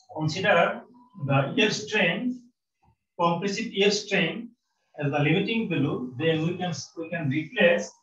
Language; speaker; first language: English; non-native, local second language; Bangla